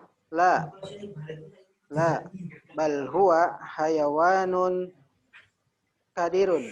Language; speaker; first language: Arabic; non-native, learner; Indonesian